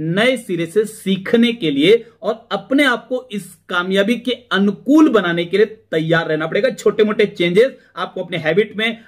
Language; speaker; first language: Hindi; native; Hindi